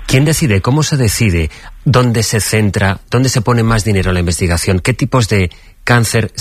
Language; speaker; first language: Spanish; native; Spanish